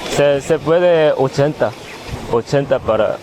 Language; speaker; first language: Spanish; non-native, learner; Korean